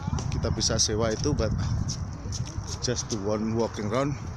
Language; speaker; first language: English; non-native, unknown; Indonesian